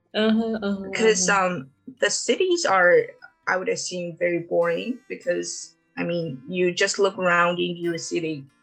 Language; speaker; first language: English; non-native, fluent; Mongolian